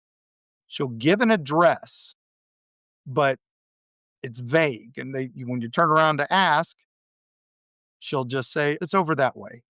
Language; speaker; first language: English; native; English